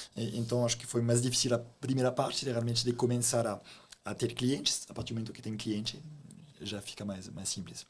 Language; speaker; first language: Portuguese; non-native, fluent; French